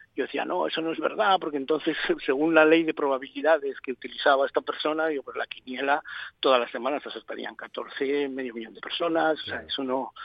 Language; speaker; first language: Spanish; native; Spanish